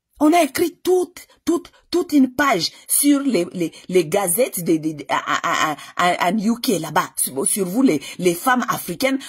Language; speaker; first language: French; non-native, local second language; Lingala